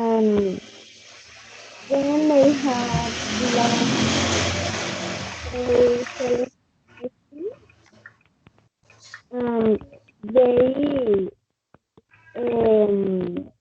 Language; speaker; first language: English; non-native, learner; Spanish